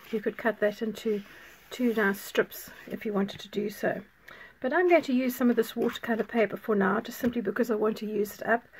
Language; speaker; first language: English; native; English